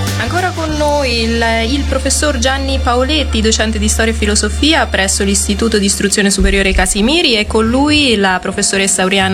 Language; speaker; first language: Italian; native; Italian